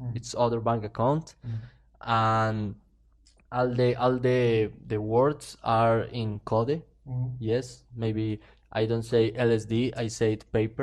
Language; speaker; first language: English; non-native, learner; Spanish